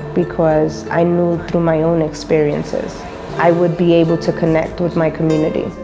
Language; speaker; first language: English; native; English